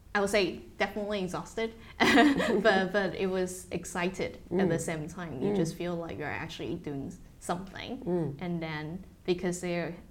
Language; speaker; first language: English; non-native, fluent; Chinese